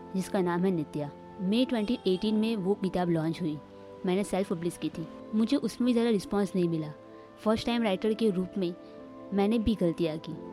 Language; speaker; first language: Hindi; non-native, local second language; Marathi